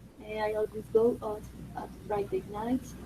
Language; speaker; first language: English; non-native, learner; Spanish